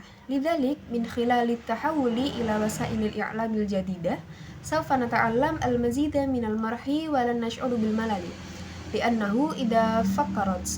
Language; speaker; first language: Arabic; non-native, learner; Indonesian